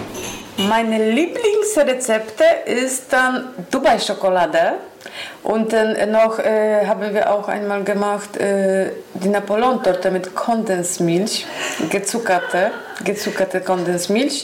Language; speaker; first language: German; non-native, learner; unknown